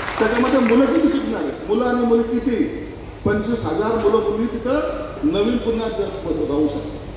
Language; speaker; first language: Marathi; native; Marathi